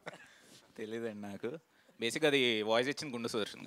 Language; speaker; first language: Telugu; native; Telugu